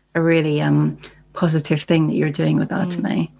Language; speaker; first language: English; native; English